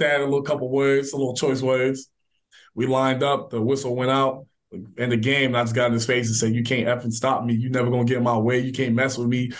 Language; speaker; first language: English; native; English